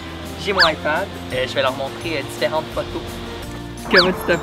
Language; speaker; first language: French; native; French